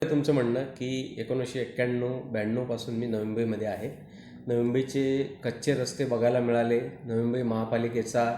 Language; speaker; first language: Marathi; native; Marathi